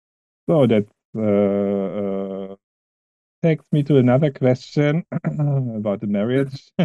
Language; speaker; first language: English; non-native, fluent; German